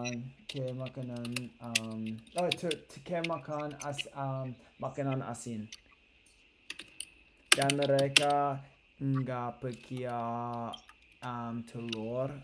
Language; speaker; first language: Indonesian; non-native, learner; English